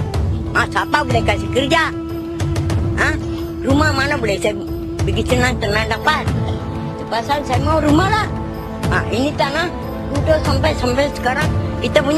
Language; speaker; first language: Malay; non-native, local second language; Tamil